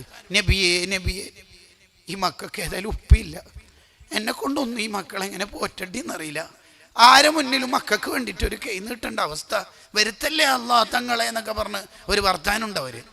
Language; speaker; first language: Malayalam; native; Malayalam